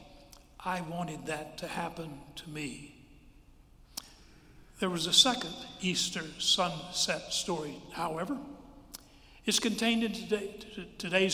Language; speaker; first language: English; native; English